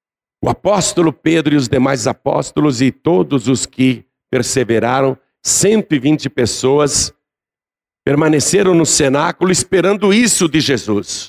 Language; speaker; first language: Portuguese; native; Portuguese